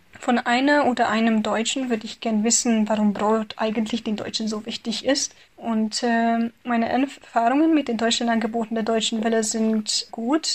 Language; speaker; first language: German; non-native, fluent; Hungarian